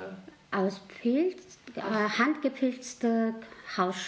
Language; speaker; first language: German; non-native, learner; Mongolian